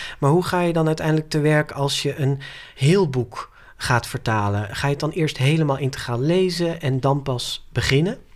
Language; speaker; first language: Dutch; native; Dutch